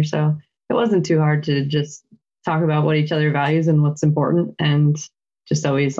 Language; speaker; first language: English; native; English